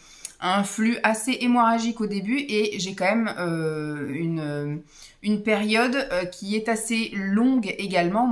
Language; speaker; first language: French; native; French